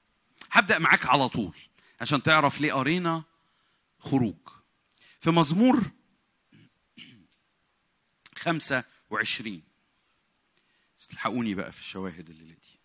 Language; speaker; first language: Arabic; native; Arabic